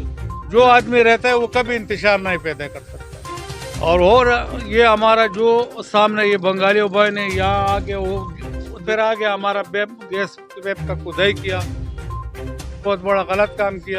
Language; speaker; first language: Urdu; non-native, local second language; Pashto